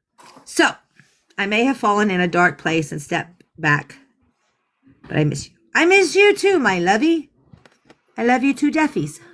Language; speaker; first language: English; native; English